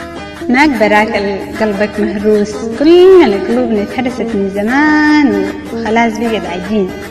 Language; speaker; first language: Arabic; native; Arabic